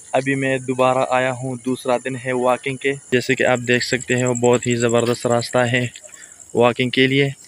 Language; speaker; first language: Urdu; non-native, local second language; Pashto